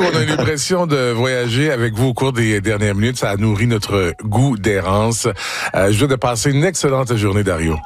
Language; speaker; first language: French; native; French